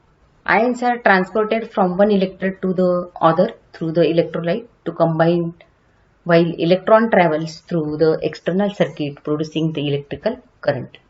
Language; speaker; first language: English; non-native, local second language; Marathi